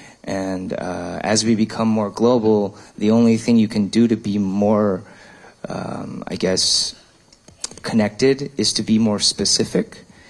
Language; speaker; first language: English; early bilingual, other home language; Korean